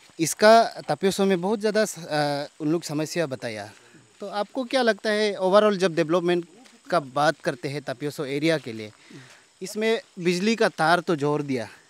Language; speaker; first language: Hindi; non-native, local second language; Nyishi